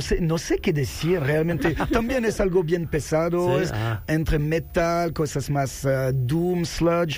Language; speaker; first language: Spanish; non-native, fluent; French